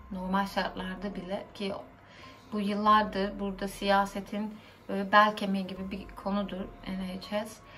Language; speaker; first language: Turkish; native; Turkish